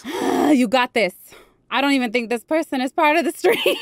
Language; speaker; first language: English; native; English